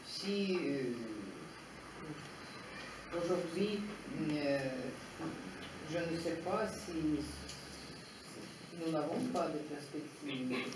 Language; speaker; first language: French; non-native, fluent; Russian